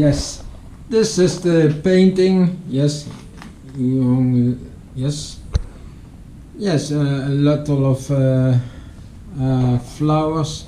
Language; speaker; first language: English; non-native, learner; Dutch